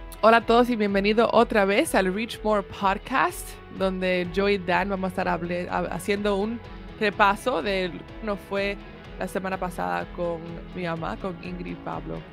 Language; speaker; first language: Spanish; early bilingual, heritage; Spanish